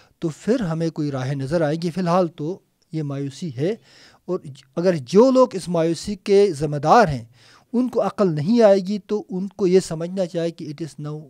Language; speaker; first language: Urdu; non-native, local second language; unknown